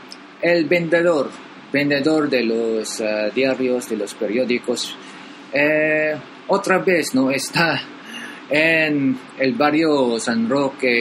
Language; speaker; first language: Spanish; non-native, learner; Filipino